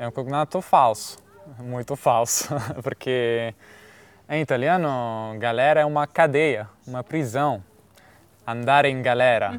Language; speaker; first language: Portuguese; non-native, fluent; Italian